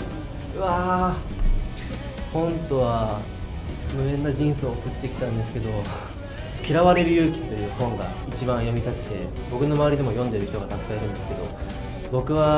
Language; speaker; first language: Japanese; native; Japanese